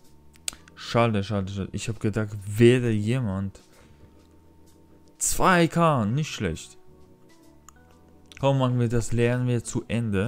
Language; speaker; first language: German; non-native, learner; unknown